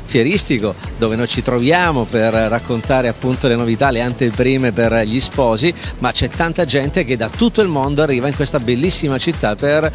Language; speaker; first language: Italian; native; Italian